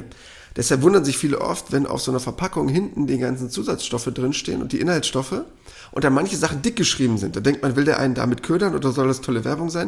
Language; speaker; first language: German; native; German